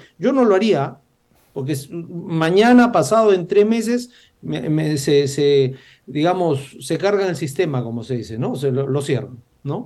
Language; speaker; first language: Spanish; native; Spanish